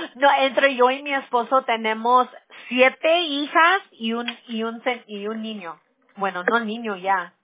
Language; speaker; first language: Spanish; early bilingual, other home language; English